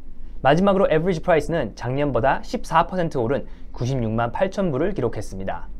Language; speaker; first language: Korean; native; Korean